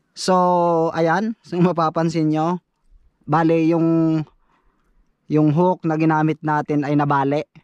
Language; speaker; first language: Filipino; non-native, local second language; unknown